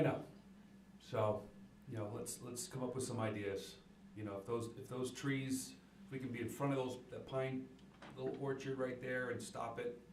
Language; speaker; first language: English; native; English